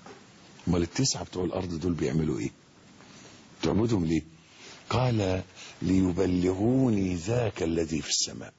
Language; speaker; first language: Arabic; native; Arabic